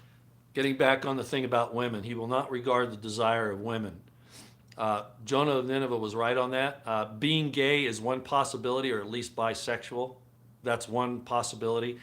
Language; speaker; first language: English; native; English